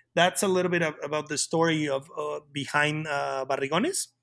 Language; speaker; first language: English; non-native, fluent; Spanish